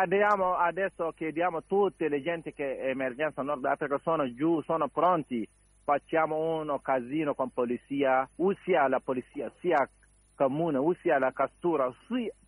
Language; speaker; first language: Italian; non-native, learner; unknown